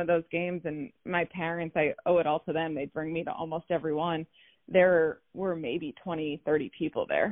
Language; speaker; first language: English; native; English